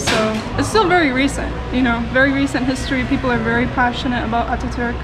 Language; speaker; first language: English; native; English